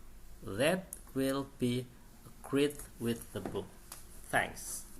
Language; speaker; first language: English; non-native, fluent; Indonesian